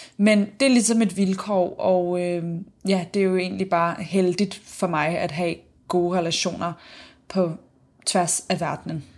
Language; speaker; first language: Danish; native; Danish